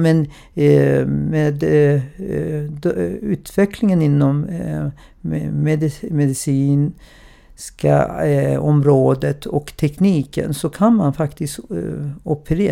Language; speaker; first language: Swedish; non-native, fluent; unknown